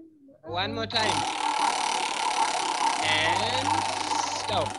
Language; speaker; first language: English; non-native, fluent; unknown